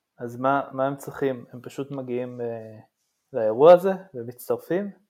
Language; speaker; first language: Hebrew; native; Hebrew